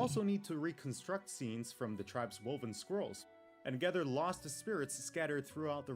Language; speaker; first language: English; native; English